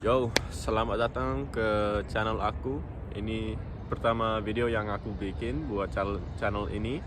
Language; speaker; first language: Indonesian; non-native, local second language; English